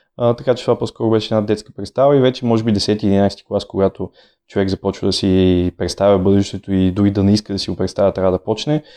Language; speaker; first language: Bulgarian; native; Bulgarian